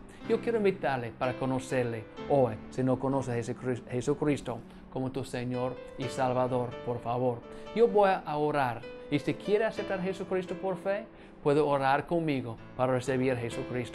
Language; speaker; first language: Spanish; non-native, fluent; English